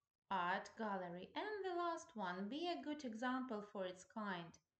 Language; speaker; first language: English; non-native, fluent; Ukrainian